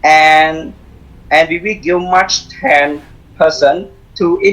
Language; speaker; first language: English; non-native, learner; Khmer